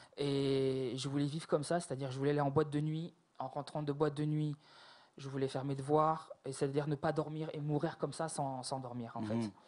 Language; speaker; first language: French; native; French